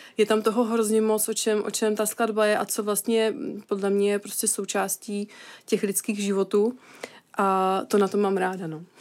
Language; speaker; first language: Czech; native; Czech